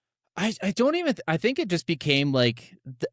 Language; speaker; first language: English; native; English